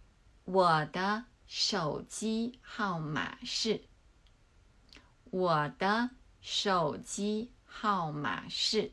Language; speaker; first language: Chinese; non-native, learner; Lao